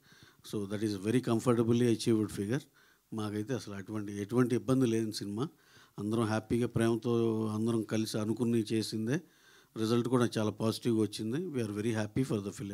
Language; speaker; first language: Telugu; native; Telugu